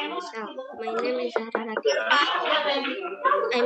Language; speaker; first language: English; non-native, learner; Indonesian